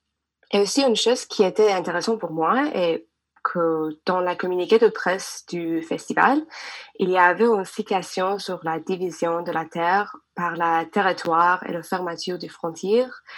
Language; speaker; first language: French; non-native, learner; English